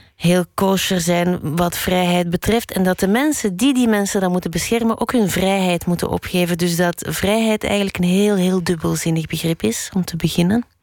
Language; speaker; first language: Dutch; native; Dutch